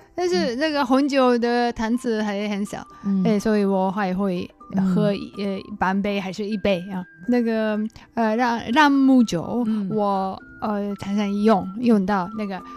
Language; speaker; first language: Chinese; non-native, learner; Japanese